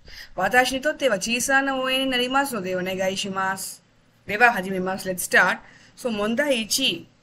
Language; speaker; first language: Japanese; non-native, fluent; Tamil